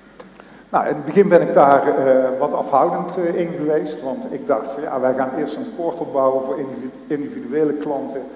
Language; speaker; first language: Dutch; native; Dutch